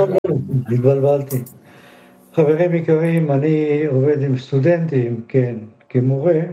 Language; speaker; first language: Hebrew; non-native, fluent; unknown